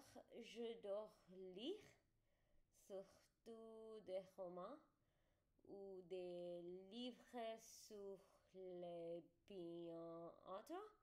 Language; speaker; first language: French; non-native, learner; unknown